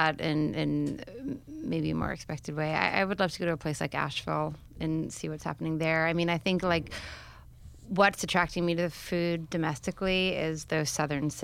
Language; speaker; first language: English; native; English